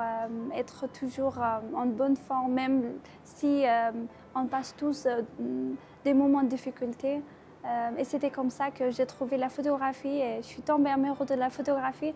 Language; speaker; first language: French; non-native, fluent; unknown